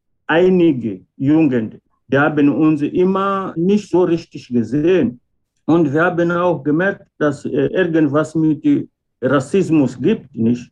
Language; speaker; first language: German; non-native, learner; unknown